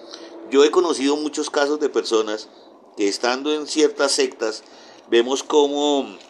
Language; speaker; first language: Spanish; native; Spanish